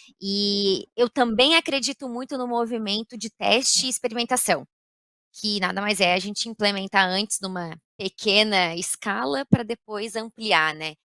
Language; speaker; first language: Portuguese; native; Portuguese